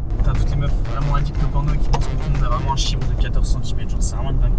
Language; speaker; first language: French; native; French